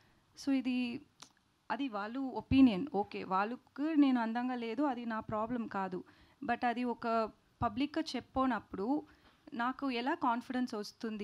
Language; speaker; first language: Telugu; non-native, learner; Tamil